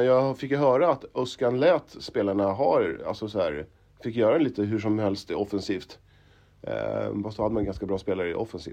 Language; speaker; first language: Swedish; native; Swedish